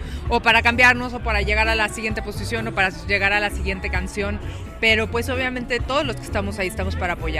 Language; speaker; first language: Spanish; native; Spanish